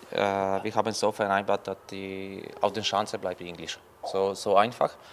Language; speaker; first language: German; non-native, learner; Polish